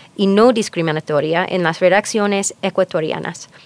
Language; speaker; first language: Spanish; non-native, fluent; English